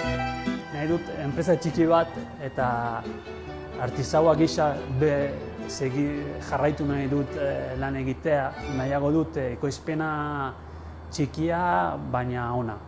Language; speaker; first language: Basque; non-native, learner; Italian